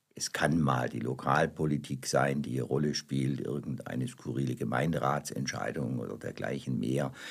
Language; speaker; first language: German; native; German